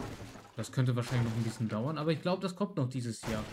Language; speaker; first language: German; native; German